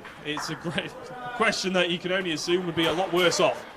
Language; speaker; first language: English; native; English